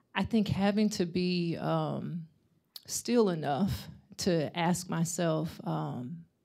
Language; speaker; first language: English; native; English